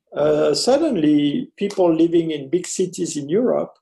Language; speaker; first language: English; early bilingual, other home language; French